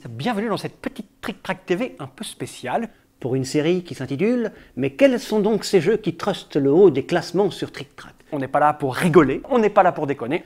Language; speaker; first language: French; native; French